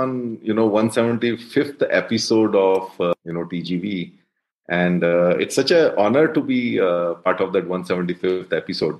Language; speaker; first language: English; non-native, local second language; Hindi